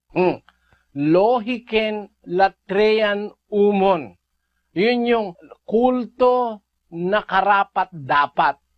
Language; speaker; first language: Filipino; native; Filipino